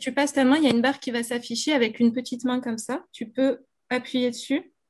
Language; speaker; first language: French; native; French